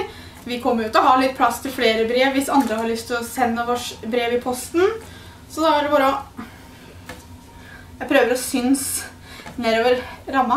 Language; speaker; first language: Norwegian; native; Norwegian